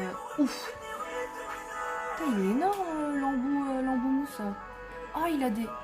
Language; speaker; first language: French; native; French